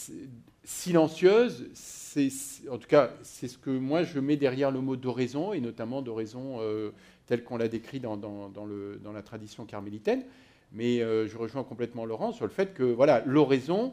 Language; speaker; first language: French; native; French